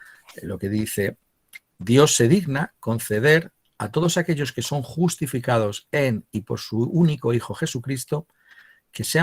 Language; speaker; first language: Spanish; native; Spanish